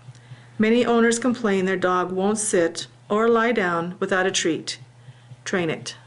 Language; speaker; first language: English; native; English